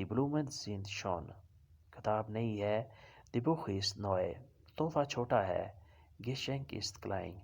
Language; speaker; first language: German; non-native, learner; Urdu